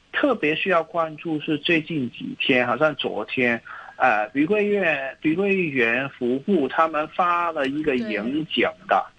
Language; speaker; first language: Chinese; non-native, local second language; Cantonese